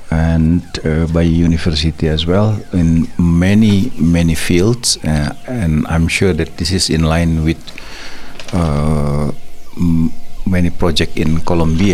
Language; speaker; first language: English; non-native, learner; Indonesian